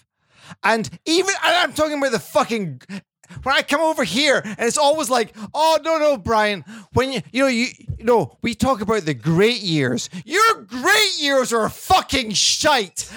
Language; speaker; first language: English; native; English